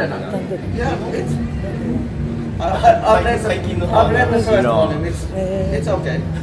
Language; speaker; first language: English; non-native, fluent; Finnish